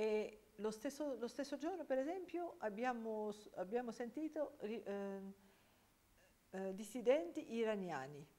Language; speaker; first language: Italian; non-native, fluent; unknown